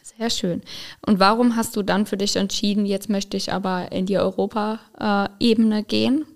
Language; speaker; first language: German; native; German